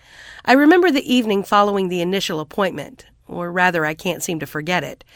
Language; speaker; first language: English; native; English